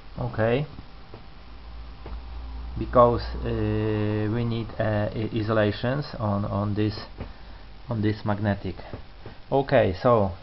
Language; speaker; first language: English; non-native, learner; Polish